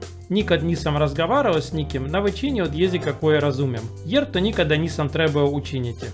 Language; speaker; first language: Croatian; non-native, learner; Russian